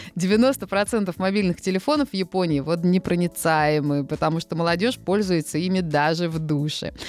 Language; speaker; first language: Russian; native; Russian